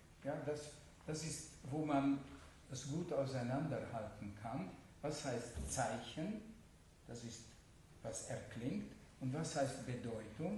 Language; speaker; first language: German; non-native, fluent; Hungarian